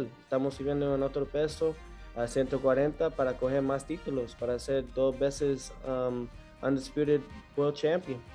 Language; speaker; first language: Spanish; early bilingual, heritage; Spanish